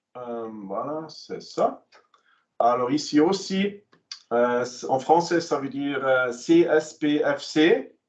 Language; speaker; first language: French; non-native, local second language; German